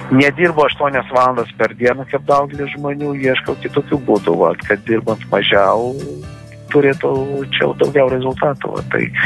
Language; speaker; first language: Lithuanian; early bilingual, heritage; Kazakh